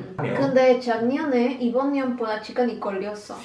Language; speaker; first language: Korean; non-native, learner; Spanish